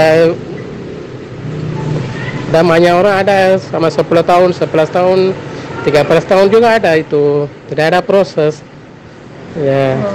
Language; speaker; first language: Indonesian; non-native, learner; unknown